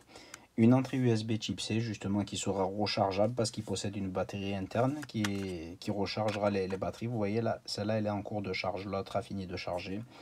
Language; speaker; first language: French; native; French